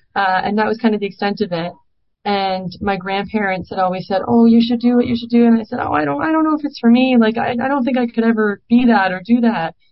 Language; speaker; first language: English; native; English